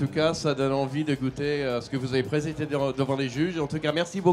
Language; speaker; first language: French; native; French